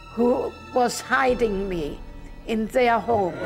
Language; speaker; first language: English; non-native, learner; German